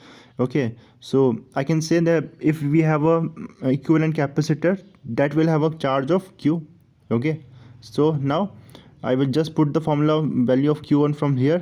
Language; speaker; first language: English; non-native, local second language; Hindi